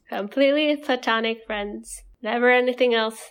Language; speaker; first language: English; non-native, fluent; Indonesian